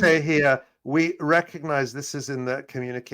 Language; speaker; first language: English; native; English